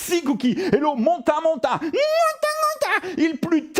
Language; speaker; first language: French; native; French